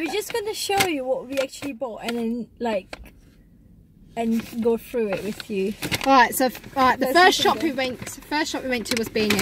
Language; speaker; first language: English; native; English